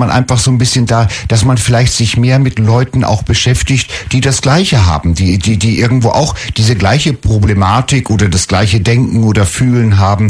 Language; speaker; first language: German; native; German